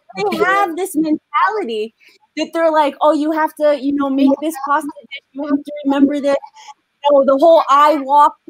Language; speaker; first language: English; native; English